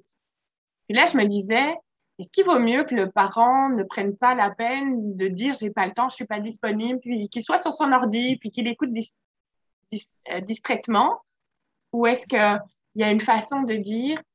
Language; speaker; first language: French; native; French